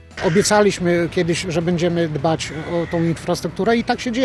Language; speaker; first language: Polish; native; Polish